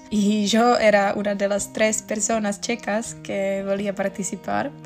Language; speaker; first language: Catalan; non-native, fluent; Czech